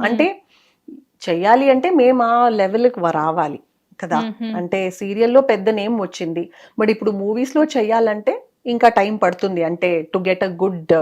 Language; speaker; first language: Telugu; non-native, local second language; Kannada